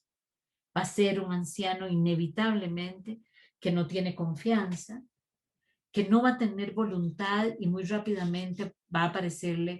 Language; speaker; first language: Spanish; native; Spanish